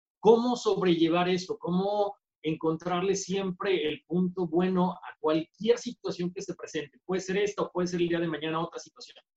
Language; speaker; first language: Spanish; native; Spanish